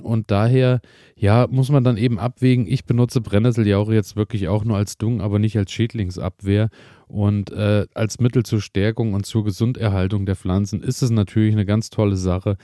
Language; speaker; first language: German; native; German